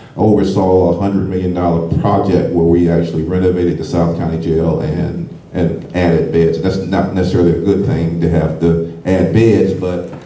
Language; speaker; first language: English; native; English